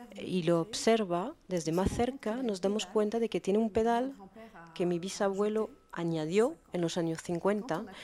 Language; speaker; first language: Spanish; non-native, fluent; French